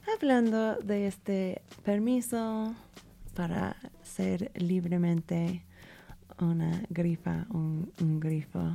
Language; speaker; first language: Spanish; non-native, fluent; English